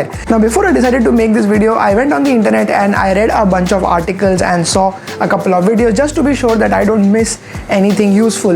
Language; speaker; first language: English; non-native, local second language; Hindi